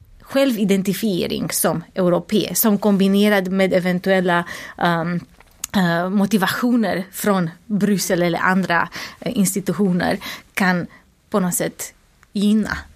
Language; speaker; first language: Swedish; non-native, fluent; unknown